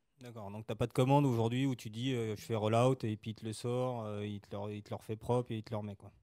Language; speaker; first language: French; native; French